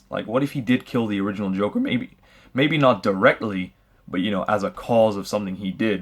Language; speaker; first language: English; native; English